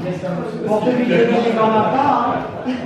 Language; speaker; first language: French; native; French